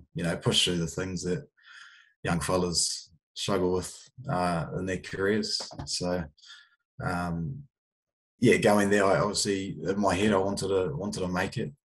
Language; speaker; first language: English; native; English